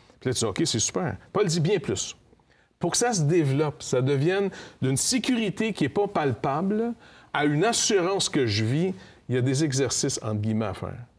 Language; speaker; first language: French; native; French